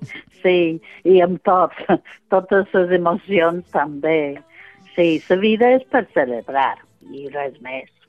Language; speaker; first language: Catalan; non-native, fluent; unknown